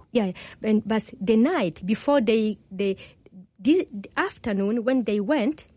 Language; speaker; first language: English; non-native, learner; Kinyarwanda